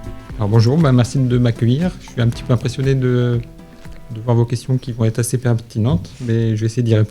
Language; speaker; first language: French; native; French